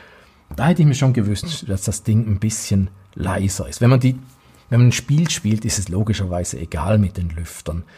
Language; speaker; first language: German; native; German